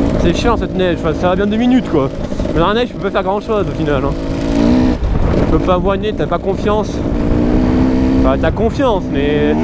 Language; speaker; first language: French; native; French